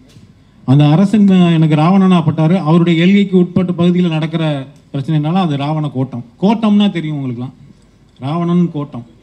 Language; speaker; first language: Tamil; native; Tamil